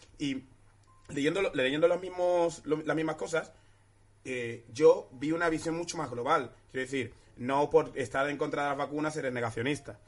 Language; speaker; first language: Spanish; early bilingual, other home language; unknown